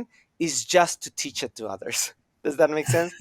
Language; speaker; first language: English; non-native, fluent; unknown